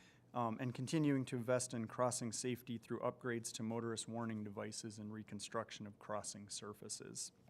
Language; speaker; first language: English; native; English